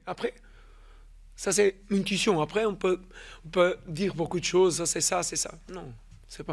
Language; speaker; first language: French; non-native, fluent; Portuguese